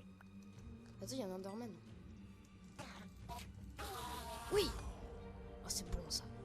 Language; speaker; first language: French; native; French